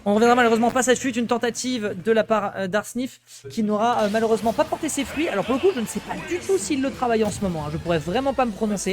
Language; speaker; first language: French; native; French